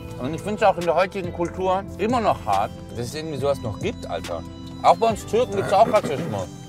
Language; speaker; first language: German; early bilingual, other home language; Turkish